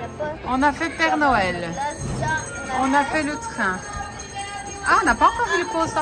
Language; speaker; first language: French; native; French